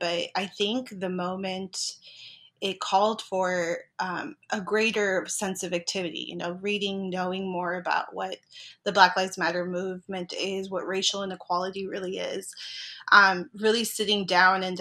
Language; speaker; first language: English; native; English